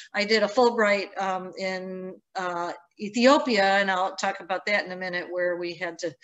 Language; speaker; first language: English; native; English